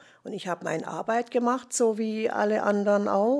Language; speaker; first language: German; non-native, fluent; English